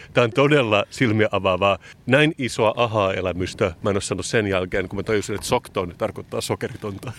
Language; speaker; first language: Finnish; native; Finnish